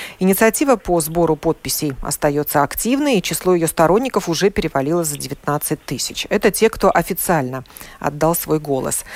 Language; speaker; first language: Russian; native; Russian